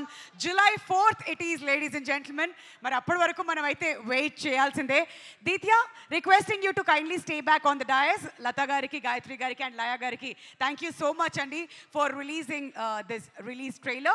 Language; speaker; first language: Telugu; native; Telugu